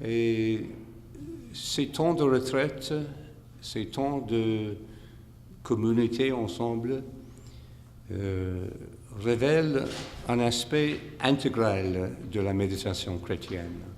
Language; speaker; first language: French; non-native, fluent; English